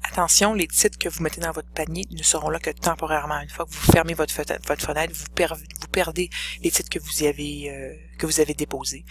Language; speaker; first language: French; native; French